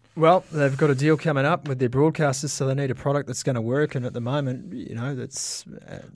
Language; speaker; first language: English; native; English